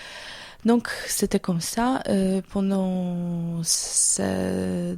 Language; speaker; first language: French; non-native, learner; Polish